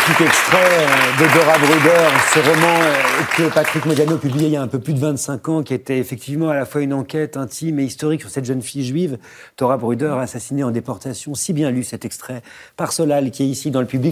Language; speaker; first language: French; native; French